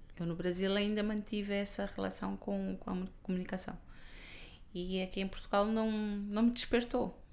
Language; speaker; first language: Portuguese; non-native, local second language; Kabuverdianu